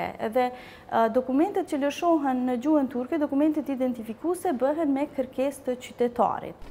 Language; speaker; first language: Albanian; native; Albanian